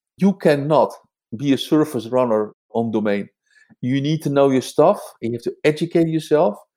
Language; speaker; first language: English; non-native, fluent; Dutch